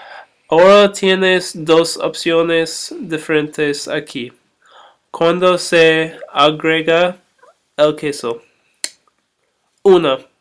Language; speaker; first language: Spanish; non-native, learner; English